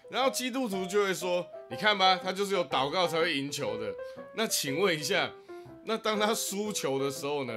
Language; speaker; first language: Chinese; native; Chinese